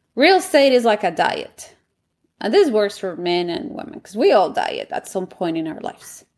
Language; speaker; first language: English; non-native, fluent; Spanish